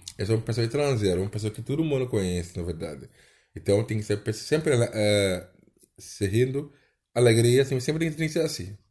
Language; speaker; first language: Portuguese; non-native, learner; Wolof